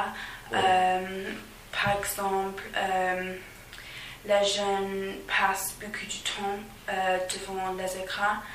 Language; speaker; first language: French; non-native, learner; English